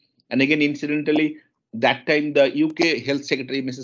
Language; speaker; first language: English; non-native, local second language; Bangla